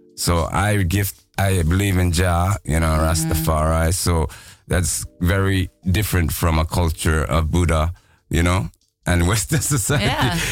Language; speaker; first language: English; non-native, fluent; Japanese